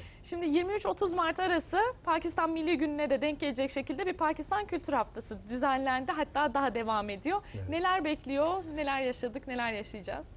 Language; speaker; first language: Turkish; native; Turkish